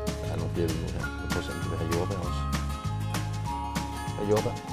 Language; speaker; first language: Danish; native; Danish